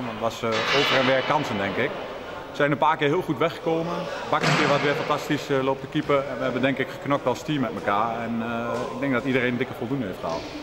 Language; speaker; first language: Dutch; native; Dutch